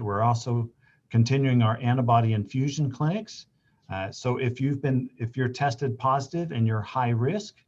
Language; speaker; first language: English; native; English